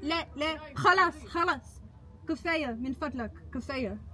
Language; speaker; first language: Arabic; non-native, learner; English